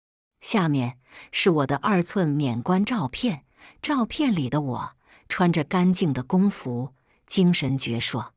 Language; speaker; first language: Chinese; native; Chinese